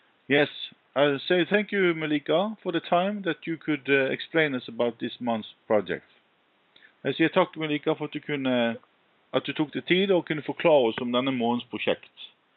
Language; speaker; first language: English; non-native, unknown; Norwegian